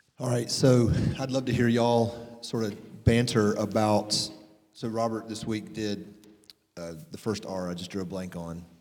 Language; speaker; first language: English; native; English